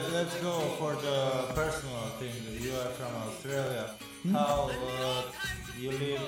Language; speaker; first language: English; non-native, learner; Slovenian